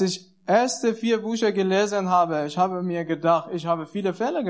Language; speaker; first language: German; non-native, learner; Persian